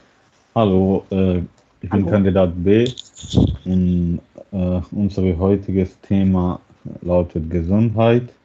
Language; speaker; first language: German; non-native, learner; Hindi